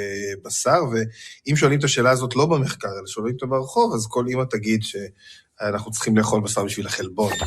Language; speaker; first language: Hebrew; native; Hebrew